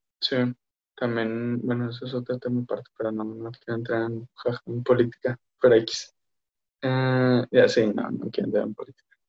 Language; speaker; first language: Spanish; native; Spanish